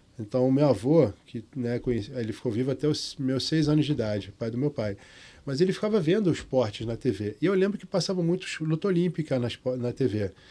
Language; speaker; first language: Portuguese; non-native, fluent; Arabic